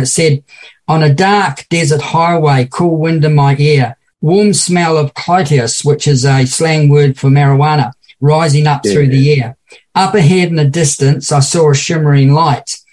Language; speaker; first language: English; native; English